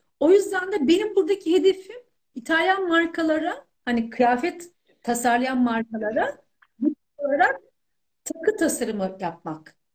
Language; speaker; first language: Turkish; native; Turkish